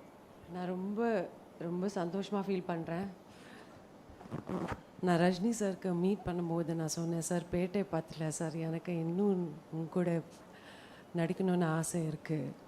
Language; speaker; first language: Tamil; non-native, fluent; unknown